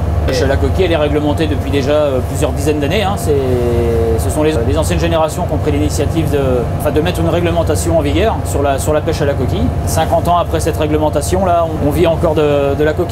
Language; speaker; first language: French; native; French